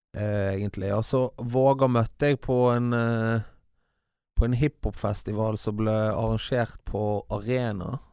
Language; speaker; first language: Norwegian; early bilingual, other home language; Kabuverdianu